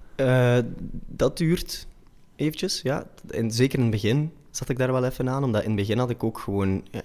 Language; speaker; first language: Dutch; native; Dutch